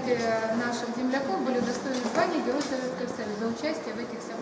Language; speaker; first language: Russian; native; Russian